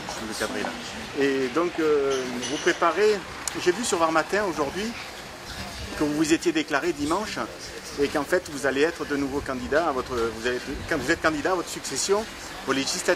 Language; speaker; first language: French; native; French